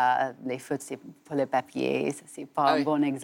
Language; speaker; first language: French; non-native, learner; English